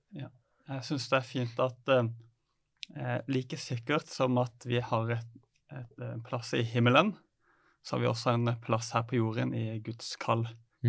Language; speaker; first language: Norwegian; native; Norwegian